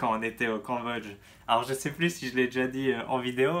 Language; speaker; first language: French; native; French